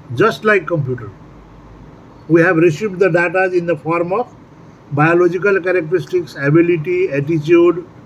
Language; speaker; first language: English; non-native, local second language; Nepali